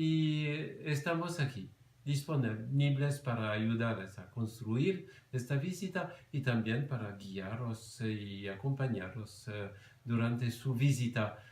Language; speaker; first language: Spanish; non-native, fluent; French